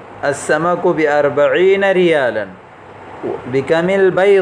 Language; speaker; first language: Arabic; non-native, fluent; Urdu